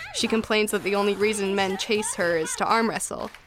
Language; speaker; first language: English; native; English